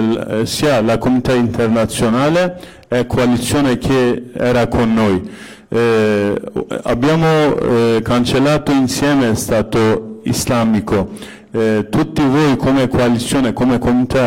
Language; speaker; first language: Italian; non-native, fluent; Kurdish